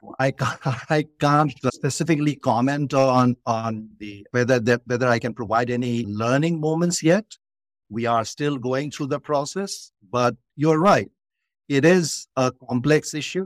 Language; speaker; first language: English; non-native, local second language; Bangla